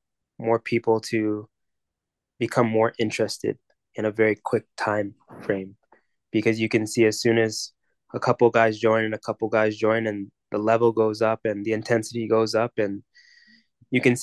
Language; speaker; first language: English; native; English